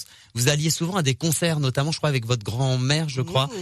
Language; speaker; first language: French; native; French